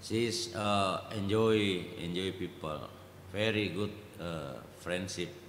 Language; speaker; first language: English; non-native, learner; Indonesian